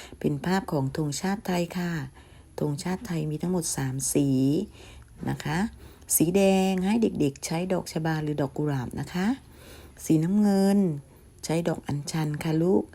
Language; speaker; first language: Thai; native; Thai